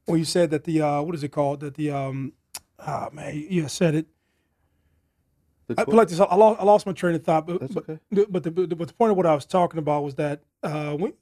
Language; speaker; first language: English; native; English